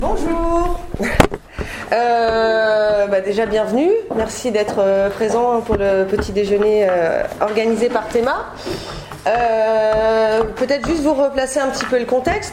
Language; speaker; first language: French; native; French